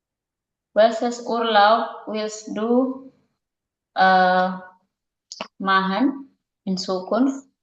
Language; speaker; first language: German; non-native, learner; Indonesian